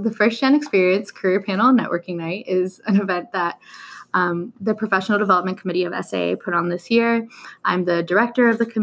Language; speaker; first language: English; native; English